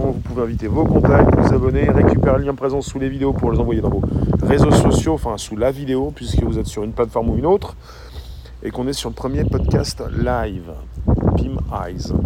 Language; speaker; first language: French; native; French